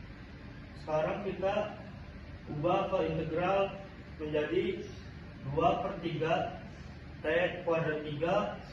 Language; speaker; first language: Indonesian; native; Indonesian